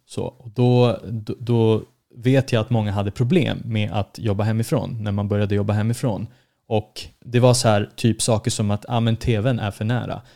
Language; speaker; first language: Swedish; early bilingual, other home language; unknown